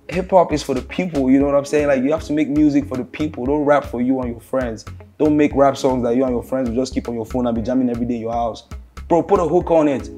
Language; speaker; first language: English; non-native, local second language; Hausa